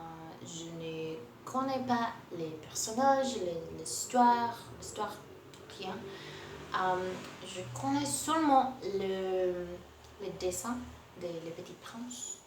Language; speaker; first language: French; non-native, learner; Portuguese